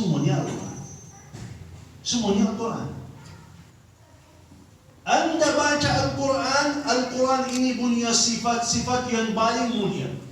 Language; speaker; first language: Indonesian; non-native, fluent; Arabic